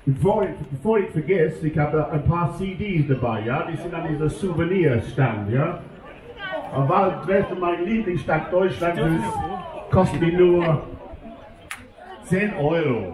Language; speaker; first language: German; non-native, learner; English